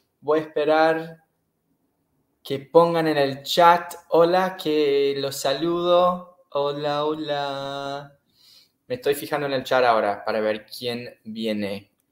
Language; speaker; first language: Spanish; non-native, fluent; English